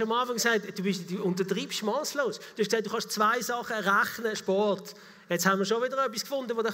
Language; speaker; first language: German; native; German